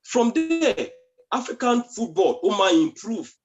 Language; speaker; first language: English; non-native, local second language; Yoruba